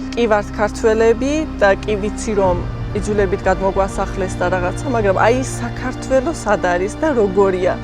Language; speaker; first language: Georgian; early bilingual, other home language; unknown